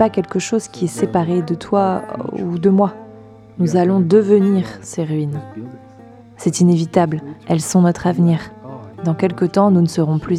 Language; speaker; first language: French; native; French